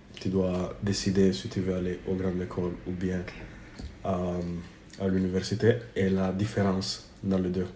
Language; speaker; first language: French; non-native, fluent; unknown